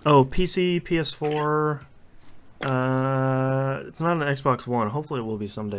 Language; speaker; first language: English; native; English